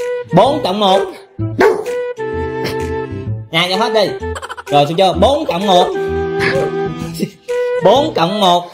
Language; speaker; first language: Vietnamese; native; Vietnamese